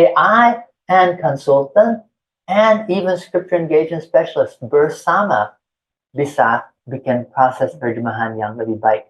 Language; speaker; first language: Indonesian; non-native, fluent; English